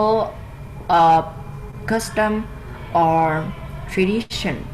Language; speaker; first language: English; non-native, learner; Vietnamese